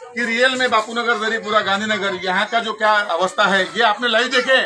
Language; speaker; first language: Hindi; non-native, local second language; Marathi